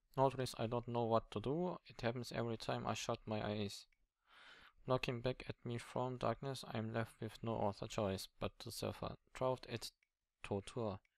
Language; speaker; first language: English; non-native, learner; German